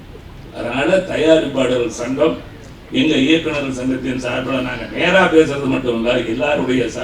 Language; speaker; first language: Tamil; native; Tamil